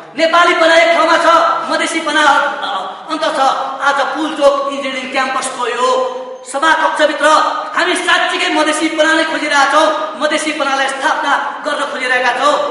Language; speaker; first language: Nepali; non-native, local second language; Maithili